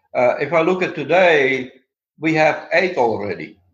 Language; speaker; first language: English; non-native, fluent; Dutch